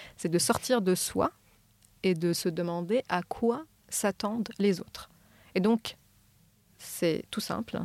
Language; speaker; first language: French; non-native, local second language; Arabic